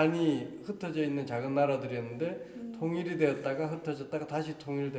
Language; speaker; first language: Korean; native; Korean